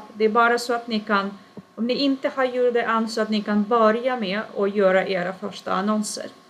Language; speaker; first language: Swedish; non-native, fluent; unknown